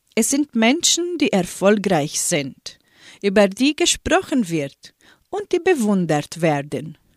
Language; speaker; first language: German; early bilingual, heritage; German